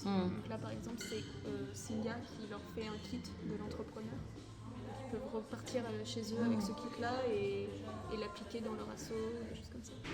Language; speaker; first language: French; native; French